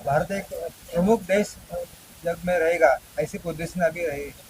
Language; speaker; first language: Hindi; non-native, local second language; Marathi